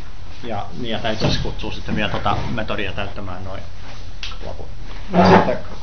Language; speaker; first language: Finnish; native; Finnish